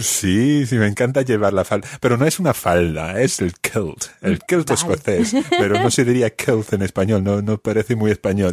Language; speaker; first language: Spanish; non-native, fluent; English